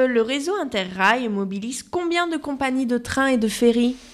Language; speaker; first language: French; native; French